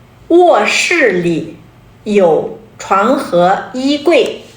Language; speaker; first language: Chinese; non-native, fluent; Kazakh